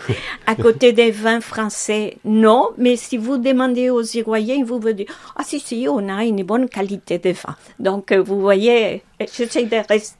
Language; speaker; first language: French; non-native, fluent; Spanish